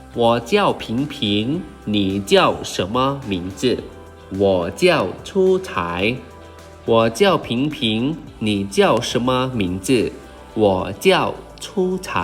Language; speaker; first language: Chinese; non-native, fluent; Thai